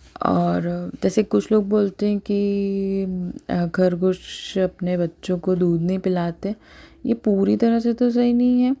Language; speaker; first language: Hindi; native; Hindi